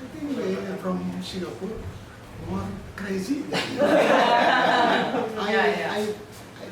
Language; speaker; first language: English; non-native, learner; Indonesian